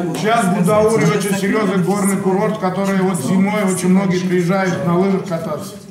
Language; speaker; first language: Russian; non-native, local second language; Georgian